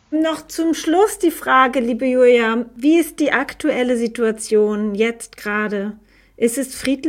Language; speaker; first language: German; native; German